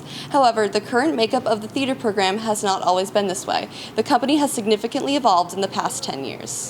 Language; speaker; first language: English; native; English